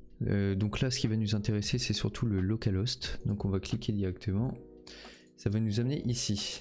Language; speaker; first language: French; native; French